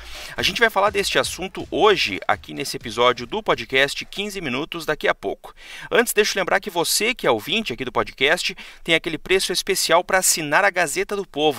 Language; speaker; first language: Portuguese; native; Portuguese